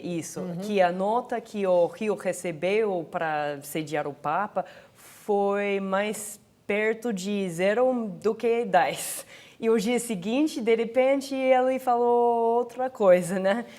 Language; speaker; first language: Portuguese; non-native, fluent; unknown